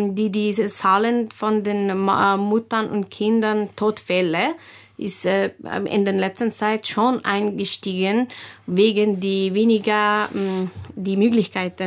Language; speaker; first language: German; non-native, fluent; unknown